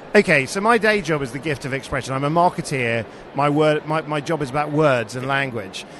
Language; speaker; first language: English; native; English